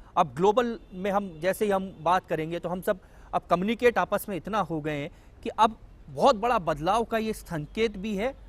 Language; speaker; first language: Hindi; native; Hindi